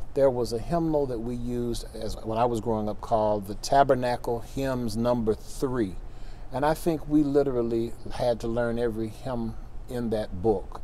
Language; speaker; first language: English; native; English